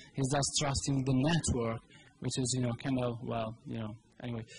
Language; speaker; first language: English; non-native, fluent; Italian